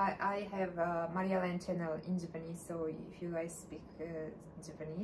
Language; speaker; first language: English; non-native, learner; Russian